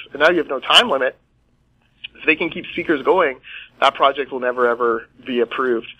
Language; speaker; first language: English; native; English